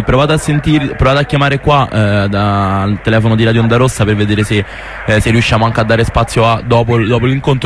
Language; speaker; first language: Italian; native; Italian